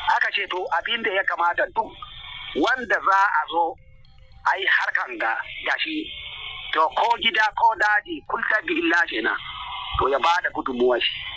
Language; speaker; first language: Hausa; non-native, local second language; Fula